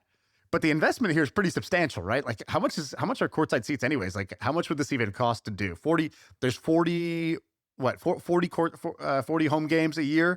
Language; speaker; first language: English; native; English